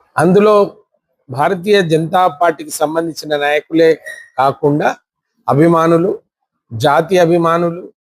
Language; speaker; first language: Telugu; non-native, local second language; Lambadi